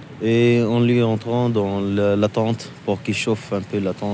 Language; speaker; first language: French; non-native, local second language; Arabic